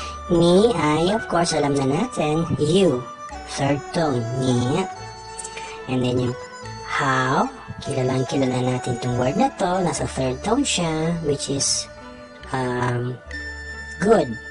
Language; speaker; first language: English; non-native, local second language; Filipino